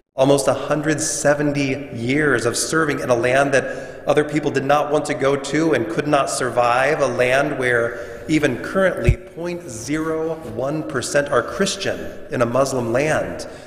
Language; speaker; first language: English; native; English